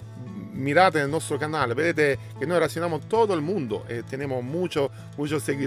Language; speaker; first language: Spanish; non-native, learner; Italian